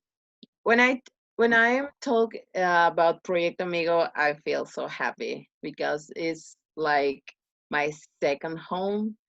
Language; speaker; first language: English; non-native, learner; Spanish